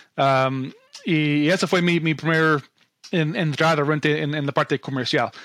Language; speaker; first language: Spanish; non-native, fluent; English